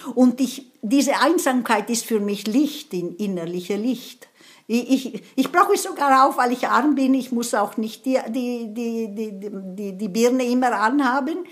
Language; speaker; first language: German; non-native, fluent; Italian